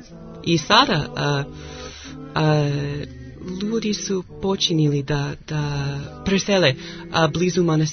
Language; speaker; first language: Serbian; non-native, learner; English